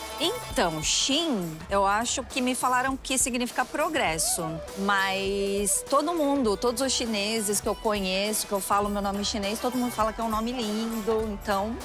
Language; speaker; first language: Portuguese; early bilingual, other home language; Cantonese